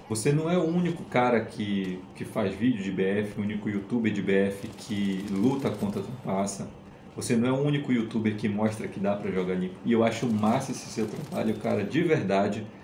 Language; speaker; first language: Portuguese; native; Portuguese